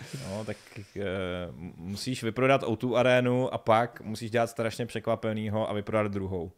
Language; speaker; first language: Czech; native; Czech